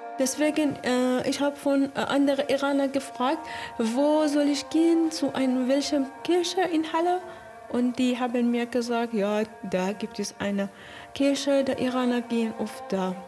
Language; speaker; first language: German; non-native, learner; Persian